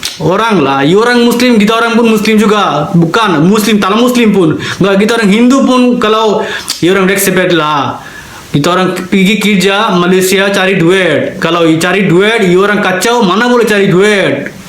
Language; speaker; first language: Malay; non-native, learner; Bangla